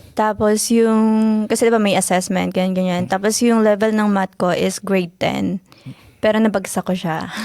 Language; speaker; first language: Filipino; native; Filipino